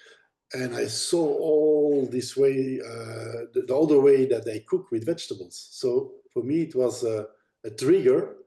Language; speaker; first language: English; non-native, fluent; Dutch